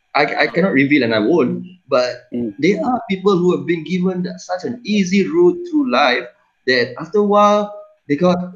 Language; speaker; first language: English; non-native, local second language; Malay